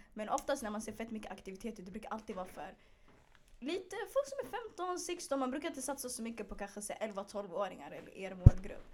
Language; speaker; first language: Swedish; early bilingual, other home language; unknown